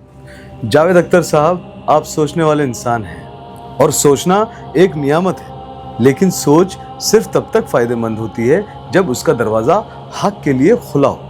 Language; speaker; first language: Hindi; native; Hindi